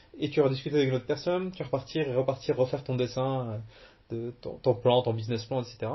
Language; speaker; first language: French; early bilingual, other home language; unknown